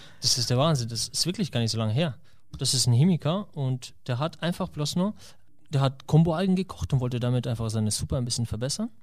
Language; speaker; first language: German; non-native, fluent; Russian